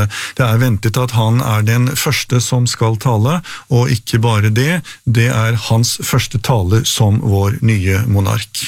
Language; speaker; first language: Norwegian; native; Norwegian